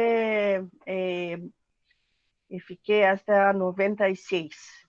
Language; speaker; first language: Portuguese; non-native, learner; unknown